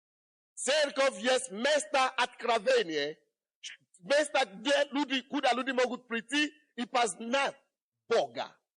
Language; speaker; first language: Russian; non-native, fluent; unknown